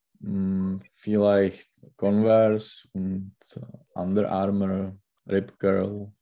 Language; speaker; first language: German; non-native, learner; Czech